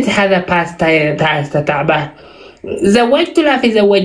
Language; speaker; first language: Arabic; non-native, learner; Oromo